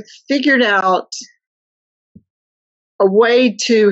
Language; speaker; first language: English; native; English